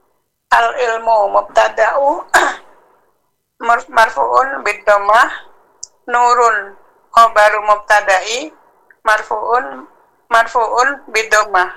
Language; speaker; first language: Arabic; non-native, learner; Indonesian